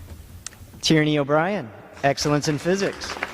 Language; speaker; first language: English; native; English